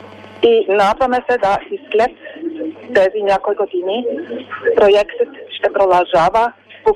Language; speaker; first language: Bulgarian; non-native, learner; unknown